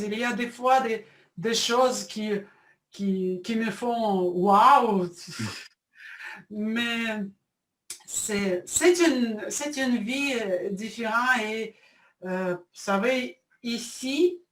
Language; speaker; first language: French; non-native, fluent; Russian